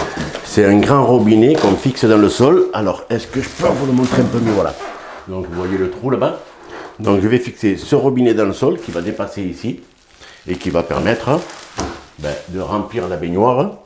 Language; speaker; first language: French; native; French